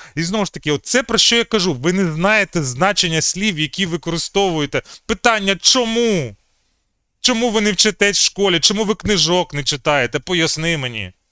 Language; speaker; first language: Ukrainian; native; Ukrainian